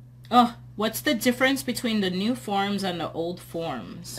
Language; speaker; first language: English; native; English